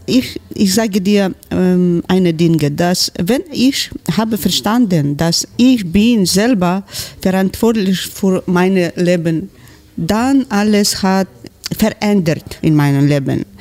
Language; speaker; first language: German; non-native, learner; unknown